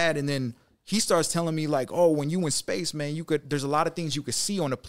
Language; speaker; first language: English; native; English